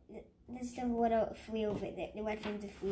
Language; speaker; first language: English; native; English